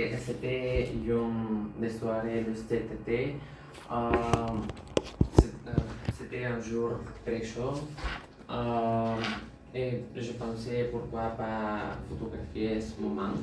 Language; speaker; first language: French; non-native, learner; Bulgarian